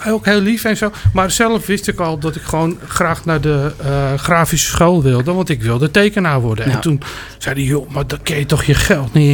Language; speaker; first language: Dutch; native; Dutch